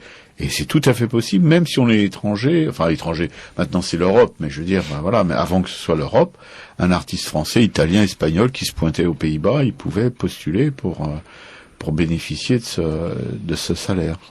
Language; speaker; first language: French; native; French